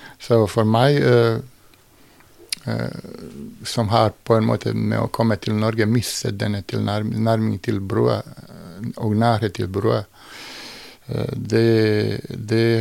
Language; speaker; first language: Norwegian; non-native, fluent; Bosnian